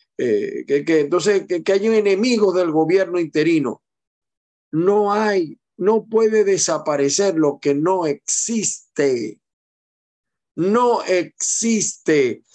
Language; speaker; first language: Spanish; native; Spanish